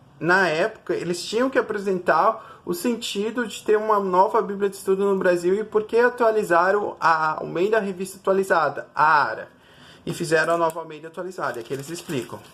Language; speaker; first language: Portuguese; native; Portuguese